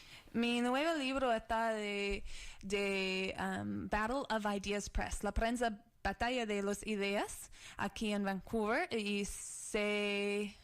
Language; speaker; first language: Spanish; non-native, learner; English